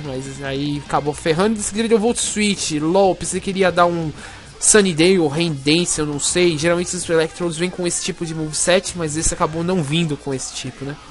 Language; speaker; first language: Portuguese; native; Portuguese